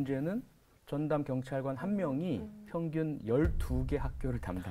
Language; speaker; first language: Korean; native; Korean